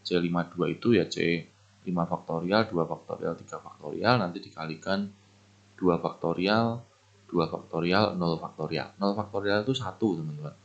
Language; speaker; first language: Indonesian; native; Indonesian